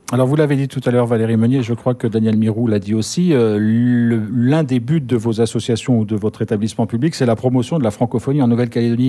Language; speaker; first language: French; native; French